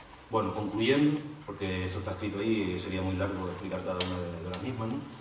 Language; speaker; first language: Spanish; native; Spanish